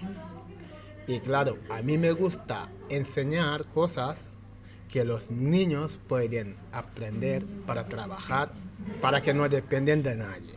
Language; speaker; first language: Spanish; non-native, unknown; Wolof